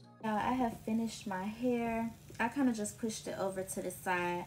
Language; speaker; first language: English; native; English